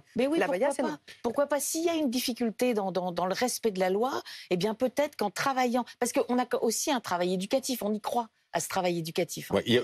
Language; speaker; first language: French; native; French